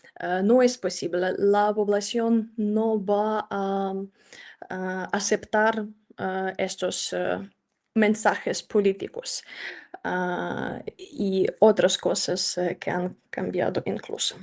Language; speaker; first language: Spanish; non-native, fluent; Ukrainian